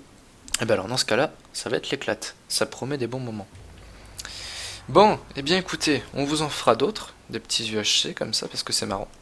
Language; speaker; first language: French; native; French